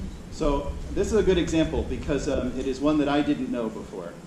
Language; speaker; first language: English; native; English